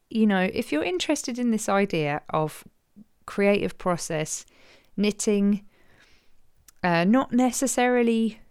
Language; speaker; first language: English; native; English